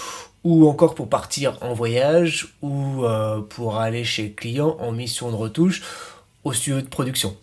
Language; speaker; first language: French; native; French